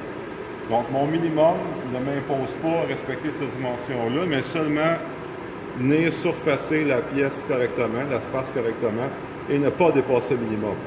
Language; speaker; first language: French; native; French